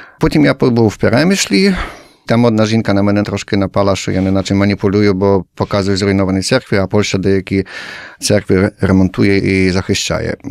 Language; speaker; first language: Ukrainian; early bilingual, heritage; Ukrainian